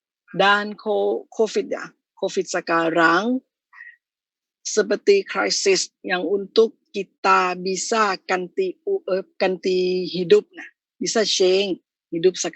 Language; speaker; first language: Indonesian; non-native, fluent; Thai